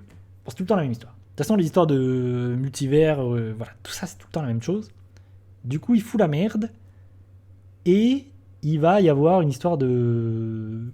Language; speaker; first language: French; native; French